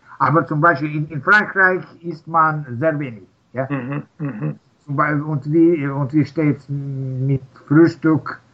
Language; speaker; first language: German; non-native, learner; Russian